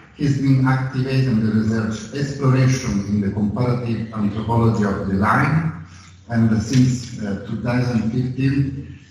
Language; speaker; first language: English; non-native, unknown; Italian